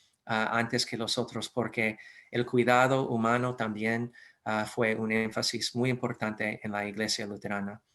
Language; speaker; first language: Spanish; non-native, fluent; English